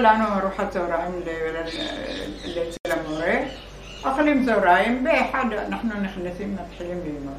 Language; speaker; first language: Hebrew; non-native, fluent; Arabic